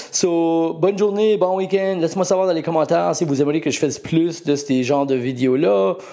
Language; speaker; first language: French; native; French